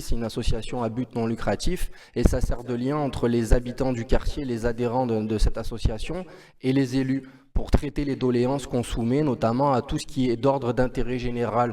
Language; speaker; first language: French; native; French